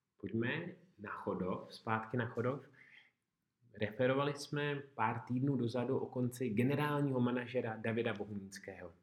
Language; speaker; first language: Czech; native; Czech